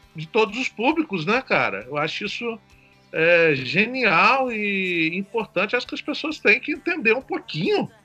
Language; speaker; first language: Portuguese; native; Portuguese